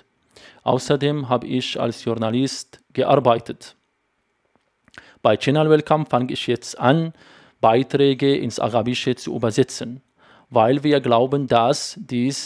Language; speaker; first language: German; non-native, fluent; Arabic